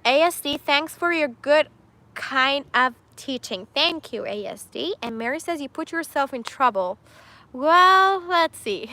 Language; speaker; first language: English; non-native, fluent; Persian